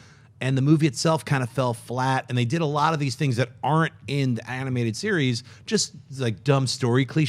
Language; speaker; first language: English; native; English